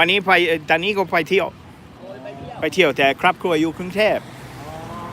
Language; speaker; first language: Thai; non-native, learner; English